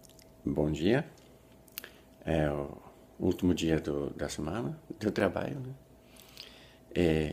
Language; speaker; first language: Portuguese; non-native, fluent; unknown